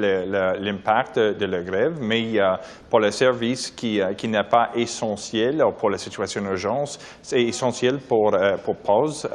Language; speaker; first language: French; non-native, local second language; English